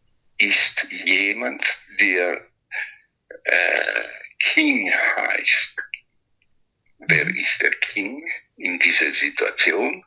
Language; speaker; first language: German; non-native, fluent; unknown